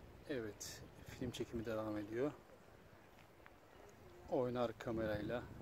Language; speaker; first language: Turkish; native; Turkish